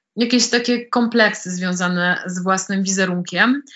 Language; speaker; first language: Polish; native; Polish